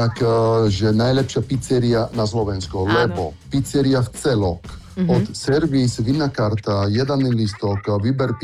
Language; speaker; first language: Slovak; non-native, fluent; Italian